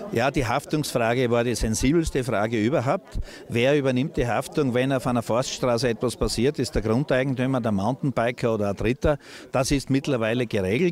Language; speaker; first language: German; native; German